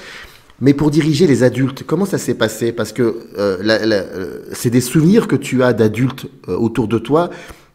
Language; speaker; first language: French; native; French